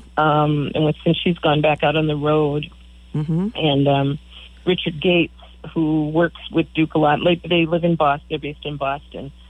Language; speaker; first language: English; native; English